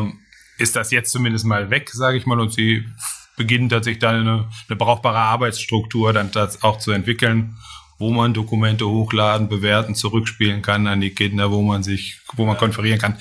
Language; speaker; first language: German; native; German